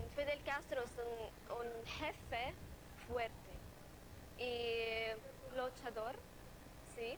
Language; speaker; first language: Spanish; non-native, learner; Arabic